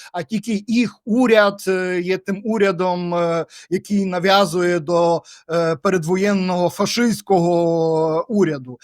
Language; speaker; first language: Ukrainian; native; Ukrainian